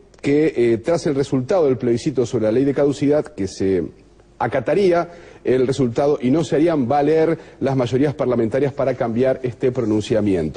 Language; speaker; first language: Spanish; native; Spanish